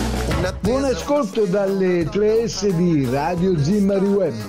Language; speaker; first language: Italian; native; Italian